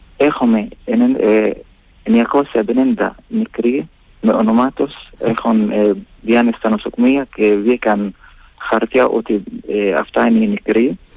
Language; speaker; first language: Greek; non-native, learner; Arabic